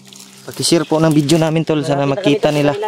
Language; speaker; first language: Filipino; non-native, local second language; Cebuano